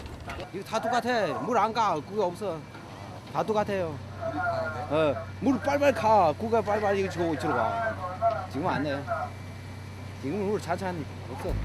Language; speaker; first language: Korean; non-native, local second language; Chinese